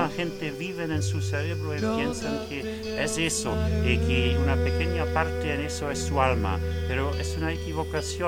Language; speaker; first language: Spanish; non-native, learner; French